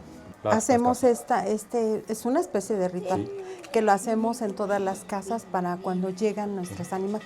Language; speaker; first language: Spanish; native; Spanish